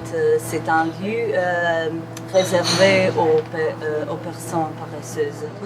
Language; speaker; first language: French; non-native, learner; Croatian